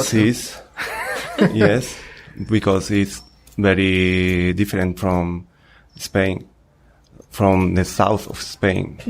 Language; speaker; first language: English; non-native, learner; Spanish